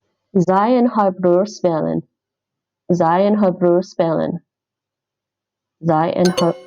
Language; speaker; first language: Dutch; non-native, learner; English